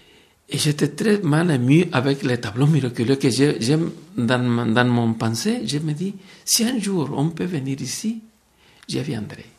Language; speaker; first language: French; non-native, fluent; Spanish